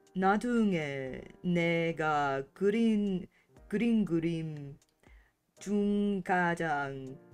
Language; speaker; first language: Korean; non-native, learner; English